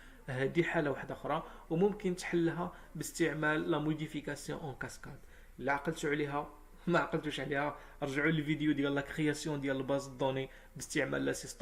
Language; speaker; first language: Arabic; native; Arabic